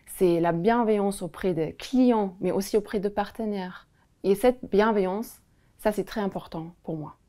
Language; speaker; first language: French; non-native, fluent; German